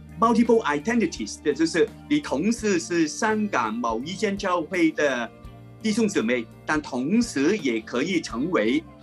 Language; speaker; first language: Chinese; non-native, local second language; Cantonese